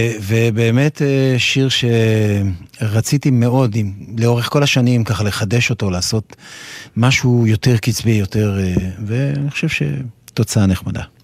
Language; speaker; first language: Hebrew; non-native, fluent; French